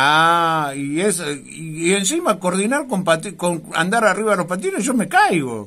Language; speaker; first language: Spanish; native; Spanish